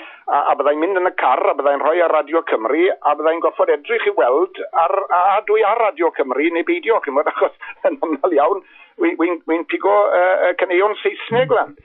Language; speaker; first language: Welsh; native; Welsh